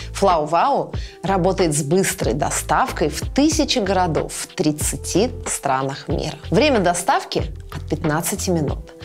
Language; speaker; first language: Russian; native; Russian